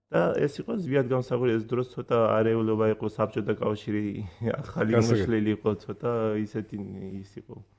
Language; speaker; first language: Georgian; early bilingual, heritage; Georgian